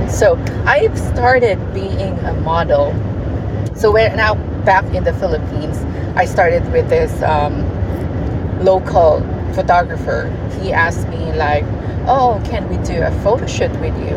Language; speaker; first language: English; non-native, local second language; Cebuano